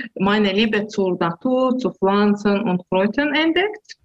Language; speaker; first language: German; non-native, learner; Azerbaijani